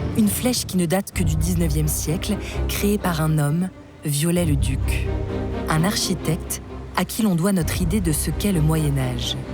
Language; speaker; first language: French; native; French